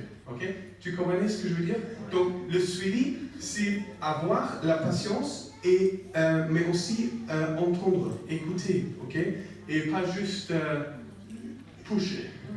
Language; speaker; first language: French; non-native, learner; English